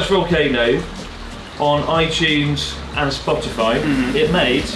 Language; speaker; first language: English; native; English